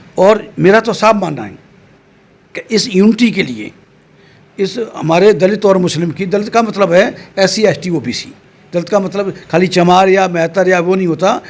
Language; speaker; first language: Hindi; native; Hindi